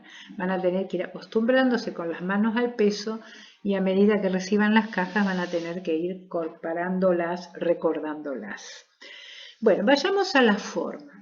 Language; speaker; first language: Spanish; native; Spanish